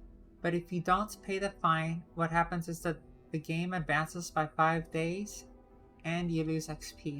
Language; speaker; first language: English; native; English